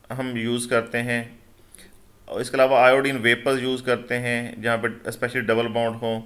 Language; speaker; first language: Urdu; non-native, local second language; Punjabi